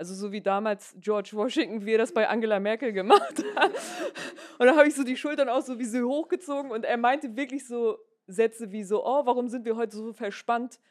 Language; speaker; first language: German; native; German